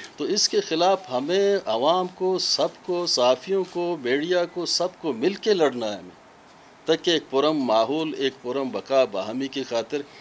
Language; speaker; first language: Urdu; non-native, local second language; Baluchi